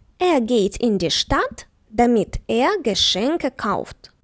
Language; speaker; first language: German; non-native, fluent; Ukrainian